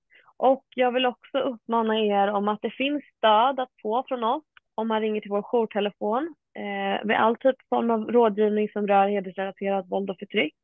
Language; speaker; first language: Swedish; native; Swedish